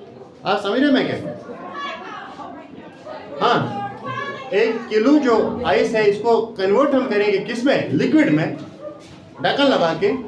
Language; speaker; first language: Hindi; non-native, local second language; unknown